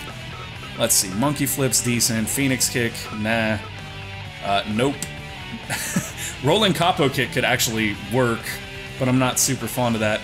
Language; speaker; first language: English; native; English